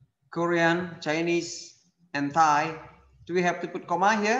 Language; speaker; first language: English; non-native, fluent; Indonesian